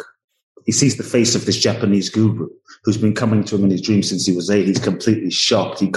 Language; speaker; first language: English; native; English